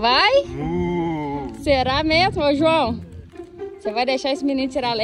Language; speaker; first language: Portuguese; native; Portuguese